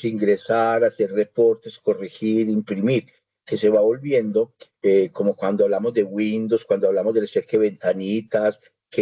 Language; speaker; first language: Spanish; native; Spanish